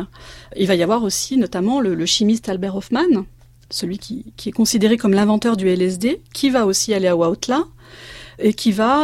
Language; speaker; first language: French; native; French